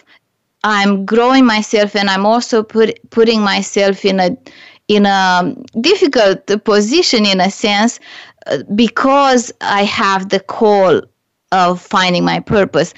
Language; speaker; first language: English; non-native, fluent; Romanian